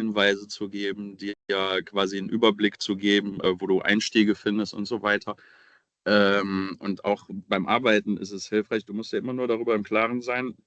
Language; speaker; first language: German; native; German